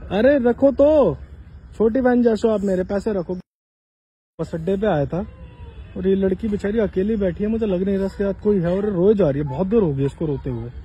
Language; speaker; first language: Hindi; native; Hindi